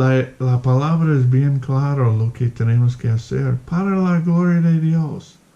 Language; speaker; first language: Spanish; non-native, fluent; English